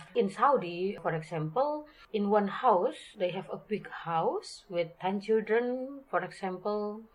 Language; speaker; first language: English; non-native, learner; Indonesian